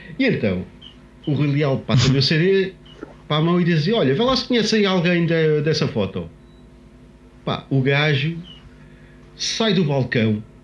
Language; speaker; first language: Portuguese; native; Portuguese